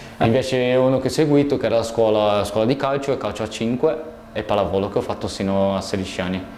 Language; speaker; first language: Italian; non-native, fluent; Portuguese